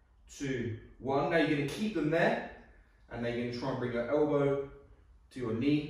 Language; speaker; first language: English; native; English